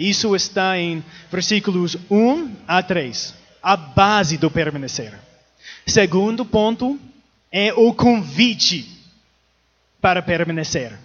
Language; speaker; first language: Portuguese; non-native, learner; English